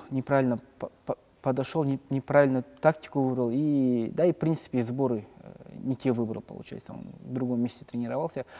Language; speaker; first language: Russian; non-native, local second language; Kazakh